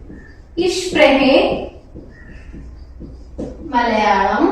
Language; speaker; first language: German; non-native, fluent; Malayalam